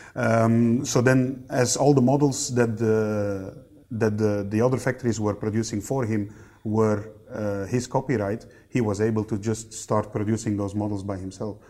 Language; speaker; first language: English; non-native, fluent; Dutch